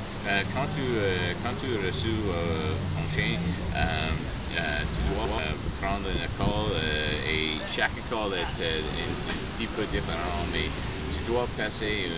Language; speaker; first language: French; non-native, local second language; English